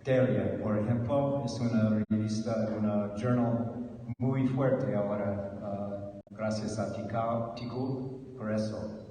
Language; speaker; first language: Spanish; non-native, learner; English